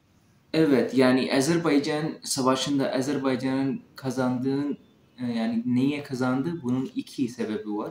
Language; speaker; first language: Turkish; non-native, fluent; Urdu